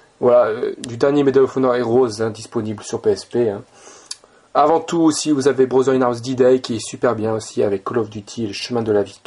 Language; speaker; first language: French; native; French